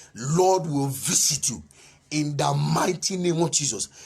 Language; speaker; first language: English; non-native, local second language; Yoruba